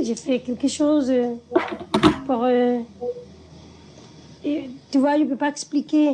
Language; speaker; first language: French; non-native, fluent; Spanish